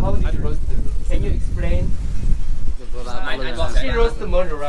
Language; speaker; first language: English; non-native, learner; Korean